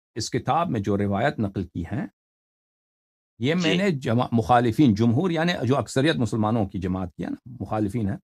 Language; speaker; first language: Urdu; non-native, fluent; Persian